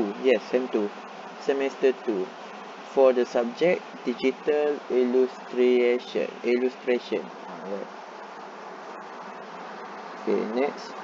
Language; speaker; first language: English; non-native, learner; Malay